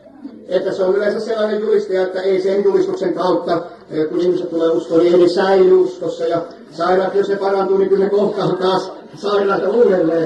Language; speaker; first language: Finnish; native; Finnish